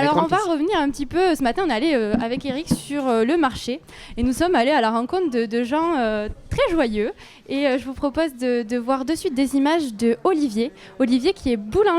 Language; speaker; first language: French; native; French